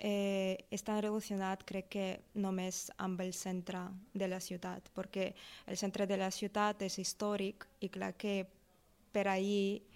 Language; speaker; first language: Catalan; non-native, learner; Russian